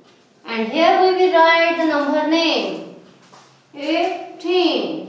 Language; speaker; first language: English; non-native, local second language; Urdu